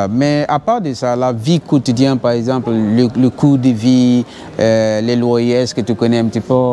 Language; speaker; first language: French; non-native, fluent; English